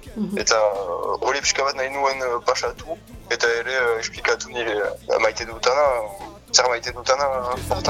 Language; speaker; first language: Basque; non-native, local second language; French